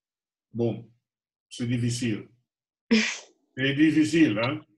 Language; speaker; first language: French; non-native, fluent; English